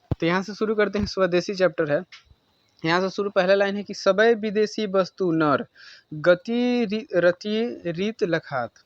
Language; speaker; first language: Hindi; native; Hindi